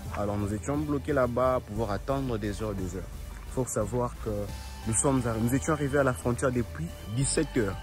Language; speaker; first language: French; non-native, local second language; Swahili